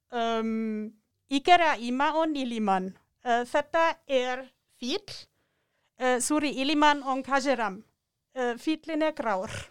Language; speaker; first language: Icelandic; non-native, fluent; German